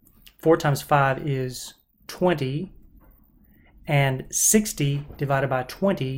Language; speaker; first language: English; native; English